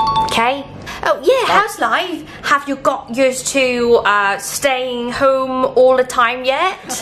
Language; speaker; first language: English; non-native, fluent; Thai